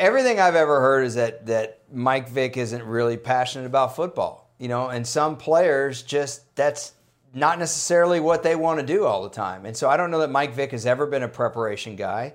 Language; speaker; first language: English; native; English